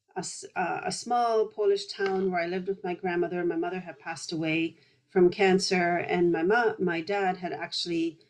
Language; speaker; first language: English; early bilingual, other home language; Polish